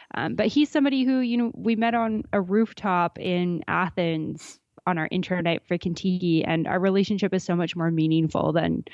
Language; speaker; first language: English; native; English